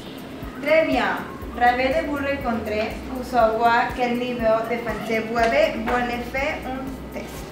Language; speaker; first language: French; non-native, learner; Spanish